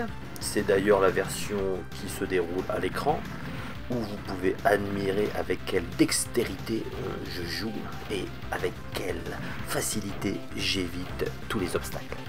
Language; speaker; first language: French; native; French